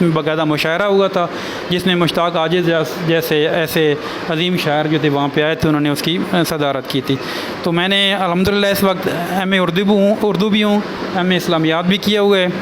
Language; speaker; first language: Urdu; non-native, local second language; Punjabi